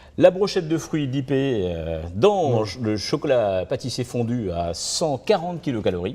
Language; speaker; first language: French; native; French